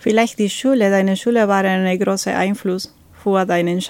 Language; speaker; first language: German; non-native, fluent; Spanish